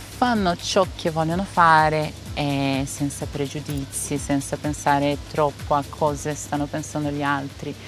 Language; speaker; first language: Italian; non-native, fluent; Portuguese